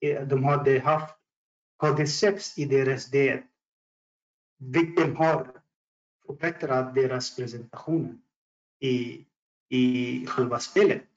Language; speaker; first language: Swedish; non-native, fluent; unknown